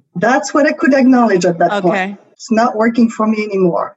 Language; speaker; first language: English; non-native, fluent; French